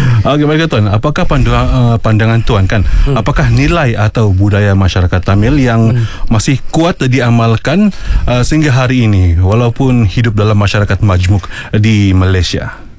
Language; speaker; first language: Malay; native; Malay